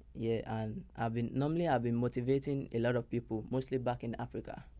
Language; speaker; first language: English; non-native, local second language; Yoruba